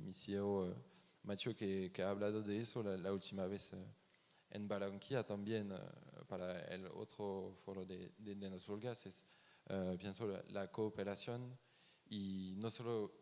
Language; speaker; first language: Spanish; non-native, fluent; French